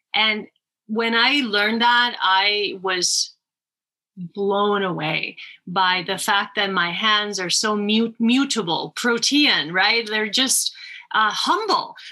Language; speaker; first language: English; non-native, fluent; Spanish